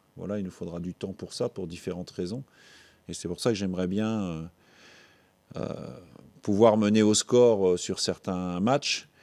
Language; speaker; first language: French; native; French